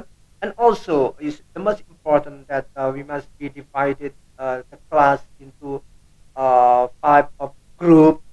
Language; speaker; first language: English; non-native, learner; Indonesian